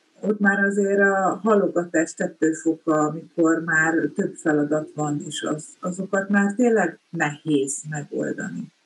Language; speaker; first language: Hungarian; native; Hungarian